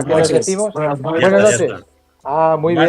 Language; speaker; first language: Spanish; native; Spanish